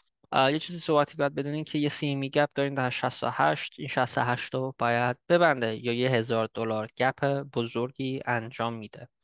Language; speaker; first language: Persian; early bilingual, heritage; Persian